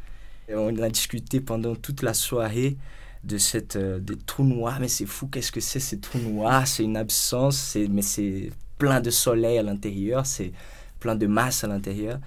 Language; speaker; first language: French; non-native, fluent; Portuguese